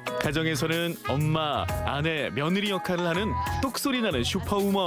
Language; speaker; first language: Korean; native; Korean